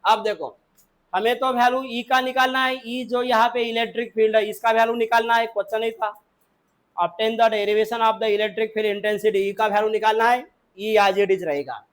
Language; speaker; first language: Hindi; non-native, local second language; Marathi